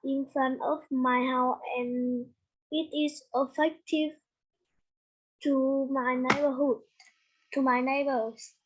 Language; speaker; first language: English; non-native, learner; Vietnamese